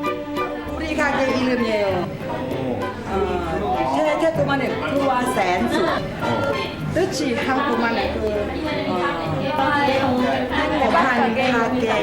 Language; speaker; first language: Korean; non-native, learner; Thai